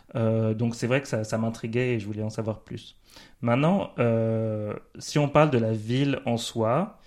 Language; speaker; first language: French; native; French